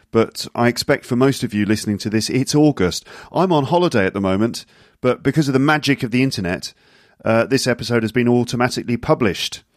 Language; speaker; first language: English; native; English